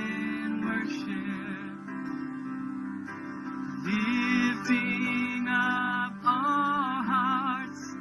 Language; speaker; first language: English; native; English